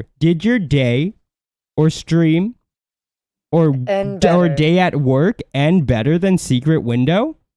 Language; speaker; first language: English; native; English